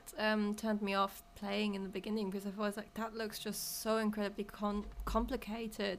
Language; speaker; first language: English; non-native, fluent; German